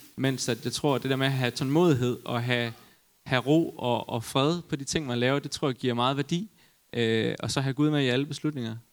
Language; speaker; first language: Danish; native; Danish